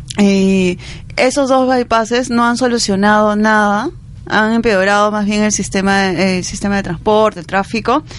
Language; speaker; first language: Spanish; native; Spanish